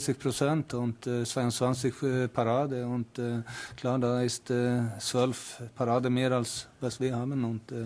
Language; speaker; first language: German; non-native, fluent; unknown